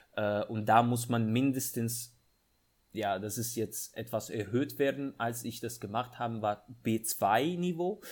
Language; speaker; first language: German; non-native, fluent; Italian